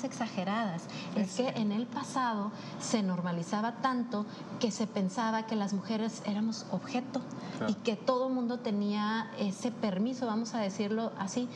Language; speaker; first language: Spanish; native; Spanish